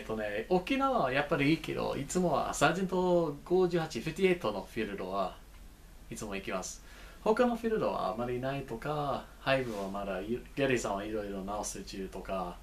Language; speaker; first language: Japanese; non-native, learner; English